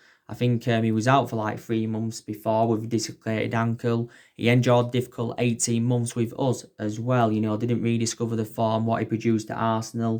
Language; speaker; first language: English; native; English